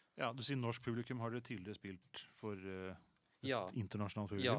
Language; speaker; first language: Norwegian; native; Norwegian